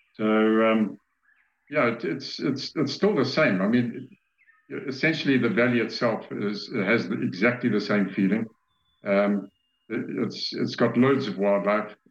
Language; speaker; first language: English; native; English